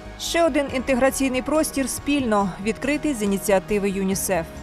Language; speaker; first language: Ukrainian; native; Ukrainian